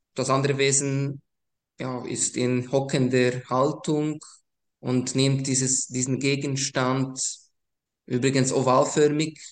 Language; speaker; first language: German; early bilingual, other home language; Slovak